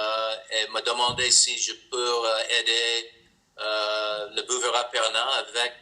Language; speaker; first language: French; non-native, learner; English